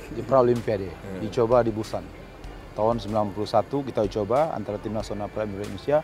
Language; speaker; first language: Indonesian; native; Indonesian